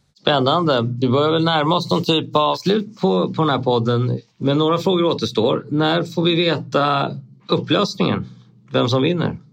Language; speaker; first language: Swedish; native; Swedish